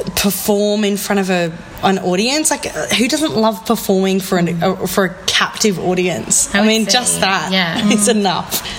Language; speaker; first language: English; native; English